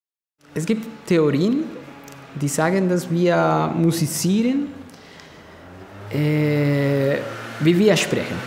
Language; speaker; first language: German; non-native, fluent; Spanish